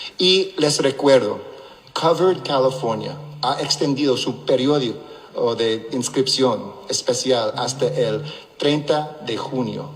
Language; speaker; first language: Spanish; non-native, local second language; English